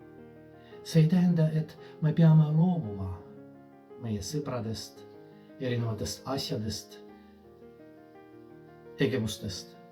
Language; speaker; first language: Estonian; non-native, fluent; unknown